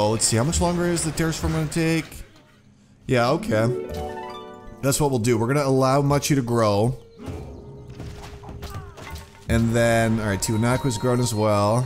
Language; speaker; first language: English; native; English